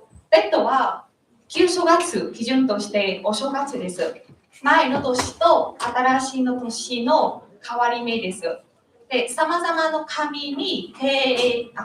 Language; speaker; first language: Japanese; non-native, learner; Vietnamese